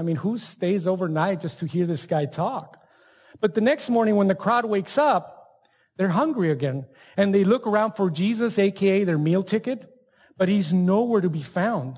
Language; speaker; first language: English; native; English